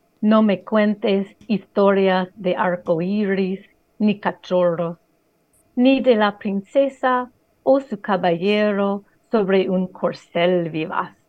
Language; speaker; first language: Spanish; non-native, fluent; English